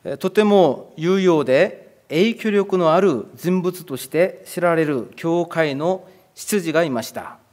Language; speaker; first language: Japanese; non-native, fluent; Korean